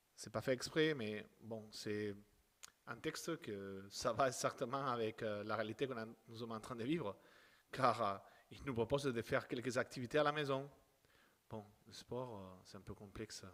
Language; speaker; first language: French; non-native, fluent; Spanish